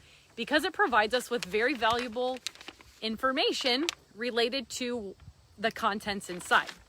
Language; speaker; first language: English; native; English